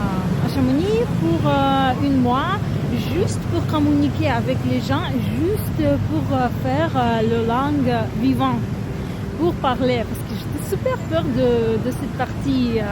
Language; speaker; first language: French; non-native, learner; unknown